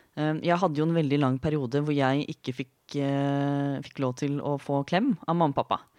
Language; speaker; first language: Norwegian; native; Norwegian